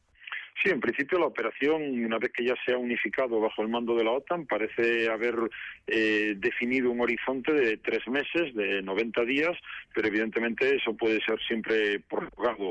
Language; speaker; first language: Spanish; native; Spanish